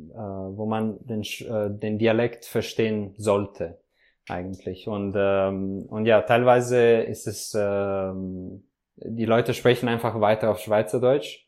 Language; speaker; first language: German; non-native, fluent; Italian